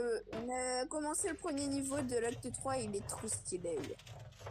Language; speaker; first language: French; native; French